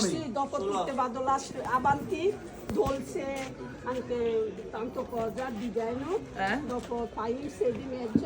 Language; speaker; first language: Italian; non-native, learner; Bangla